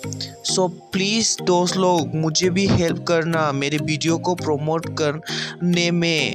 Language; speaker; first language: Hindi; non-native, local second language; Bodo